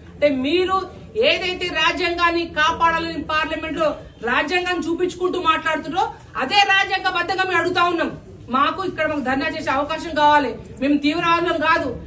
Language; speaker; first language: Telugu; non-native, local second language; Lambadi